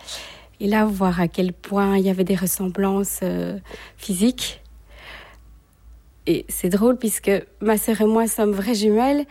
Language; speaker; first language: French; native; French